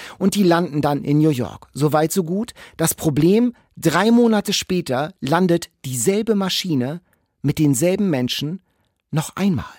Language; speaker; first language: German; native; German